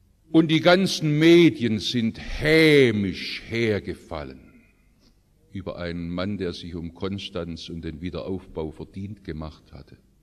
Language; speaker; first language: German; native; German